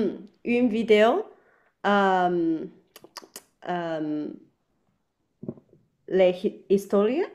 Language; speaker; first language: French; non-native, learner; Chinese